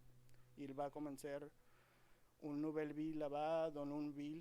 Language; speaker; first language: French; non-native, fluent; Spanish